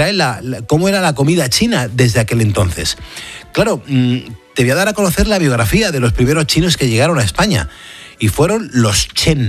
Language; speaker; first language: Spanish; native; Spanish